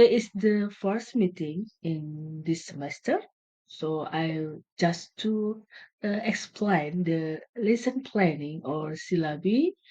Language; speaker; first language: English; non-native, learner; Indonesian